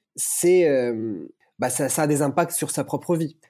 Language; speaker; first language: French; early bilingual, other home language; Italian